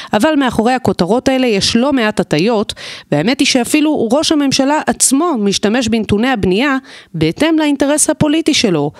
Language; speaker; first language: Hebrew; native; Hebrew